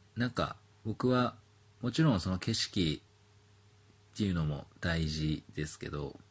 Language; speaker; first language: Japanese; native; Japanese